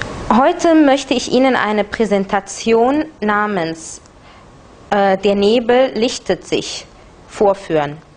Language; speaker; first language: German; non-native, fluent; Arabic